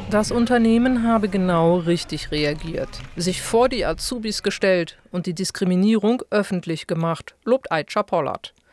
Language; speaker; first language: German; native; German